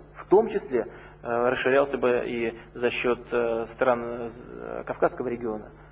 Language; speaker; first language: Russian; native; Russian